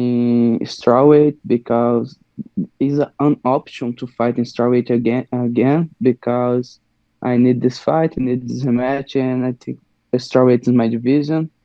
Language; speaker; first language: English; non-native, learner; Portuguese